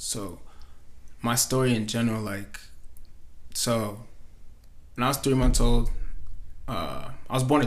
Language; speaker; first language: English; native; English